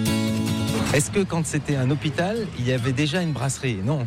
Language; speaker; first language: French; native; French